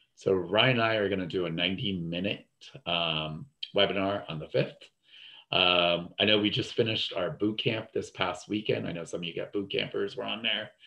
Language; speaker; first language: English; native; English